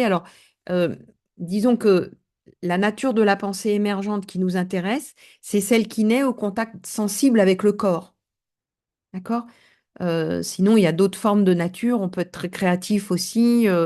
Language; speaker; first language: French; native; French